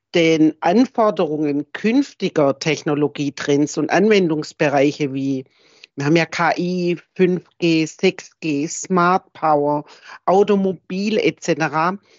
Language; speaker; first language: German; non-native, fluent; English